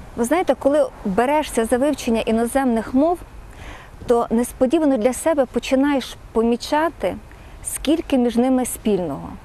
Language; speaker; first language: Ukrainian; native; Ukrainian